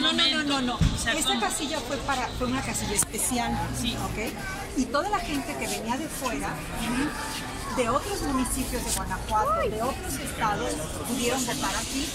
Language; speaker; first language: Spanish; native; Spanish